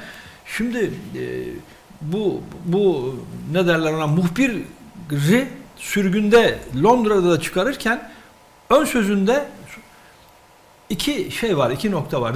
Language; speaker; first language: Turkish; native; Turkish